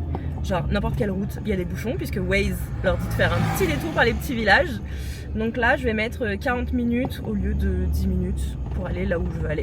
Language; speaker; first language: French; native; French